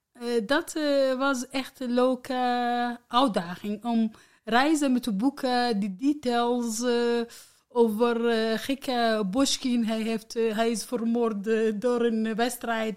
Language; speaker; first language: Dutch; non-native, learner; Arabic